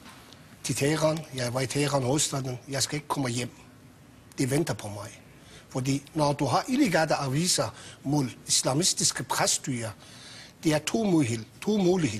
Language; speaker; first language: Danish; non-native, fluent; Persian